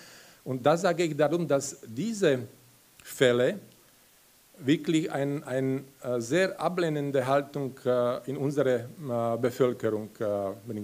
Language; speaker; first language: German; non-native, fluent; Slovak